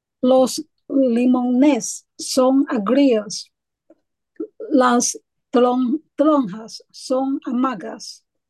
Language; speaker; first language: Spanish; non-native, learner; Chinese